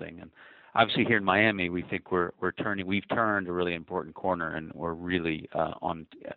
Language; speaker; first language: English; native; English